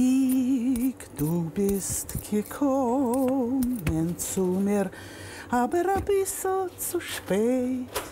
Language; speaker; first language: German; non-native, fluent; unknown